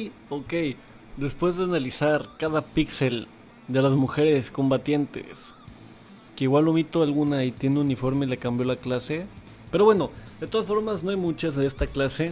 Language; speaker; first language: Spanish; native; Spanish